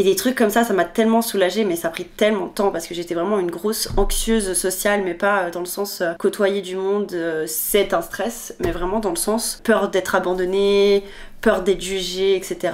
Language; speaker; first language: French; native; French